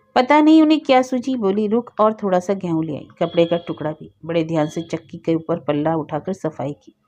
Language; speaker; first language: Hindi; native; Hindi